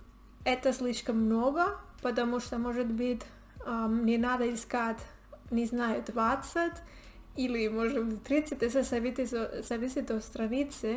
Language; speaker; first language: Russian; non-native, learner; Spanish